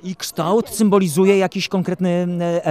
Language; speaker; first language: Polish; native; Polish